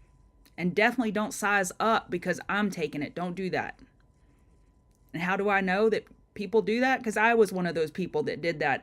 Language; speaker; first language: English; native; English